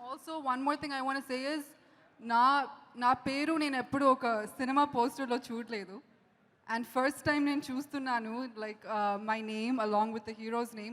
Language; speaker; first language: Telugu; non-native, fluent; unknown